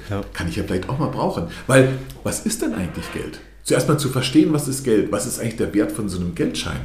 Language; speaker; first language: German; early bilingual, other home language; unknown